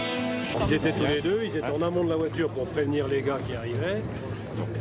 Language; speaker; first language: French; native; French